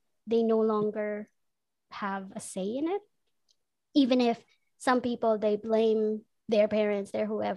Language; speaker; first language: English; non-native, local second language; Filipino